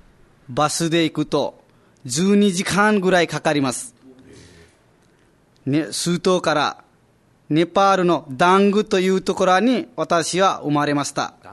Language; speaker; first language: Japanese; non-native, fluent; Nepali